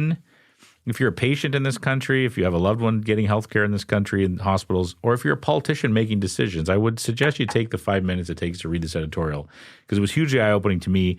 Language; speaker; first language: English; native; English